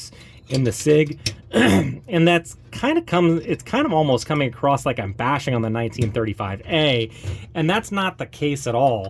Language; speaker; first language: English; native; English